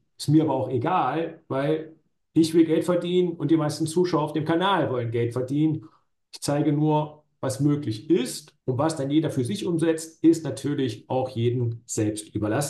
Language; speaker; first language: German; native; German